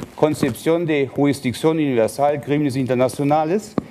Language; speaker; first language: Spanish; non-native, fluent; German